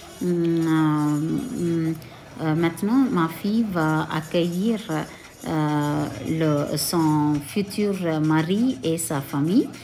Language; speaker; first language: French; non-native, local second language; Tamil